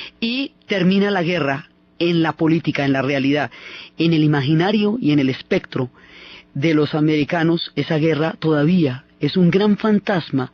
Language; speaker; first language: Spanish; native; Spanish